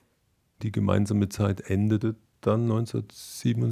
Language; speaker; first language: German; native; German